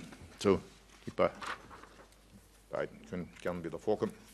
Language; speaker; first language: German; native; German